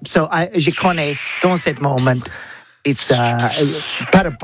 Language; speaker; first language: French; non-native, learner; English